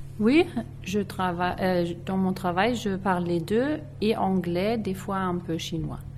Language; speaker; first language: French; non-native, fluent; German